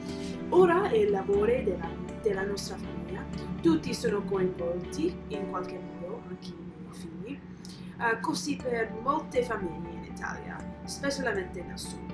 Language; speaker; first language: Italian; non-native, learner; English